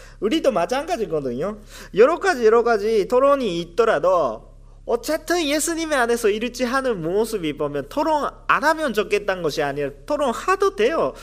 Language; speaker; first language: Korean; non-native, fluent; Japanese